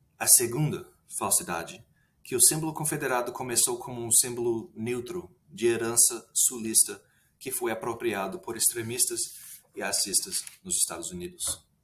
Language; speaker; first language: Portuguese; non-native, fluent; English